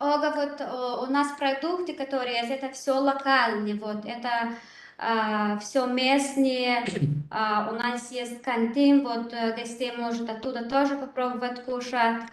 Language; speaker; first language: Russian; non-native, learner; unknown